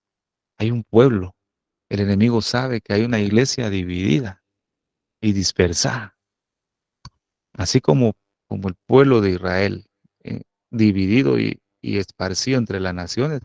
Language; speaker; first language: Spanish; native; Spanish